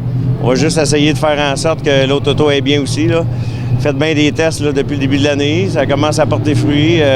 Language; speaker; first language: French; native; French